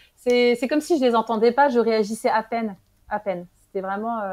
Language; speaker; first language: French; native; French